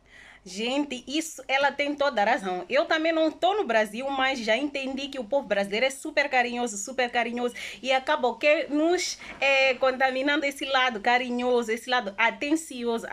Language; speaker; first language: Portuguese; non-native, local second language; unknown